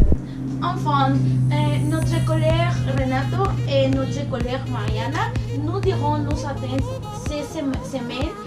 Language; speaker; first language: French; non-native, learner; Spanish